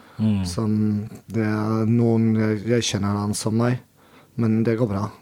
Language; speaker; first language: Norwegian; non-native, learner; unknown